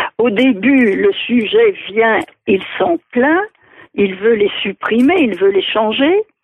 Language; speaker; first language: French; native; French